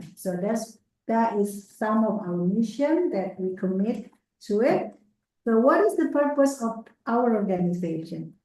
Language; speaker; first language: English; non-native, local second language; Indonesian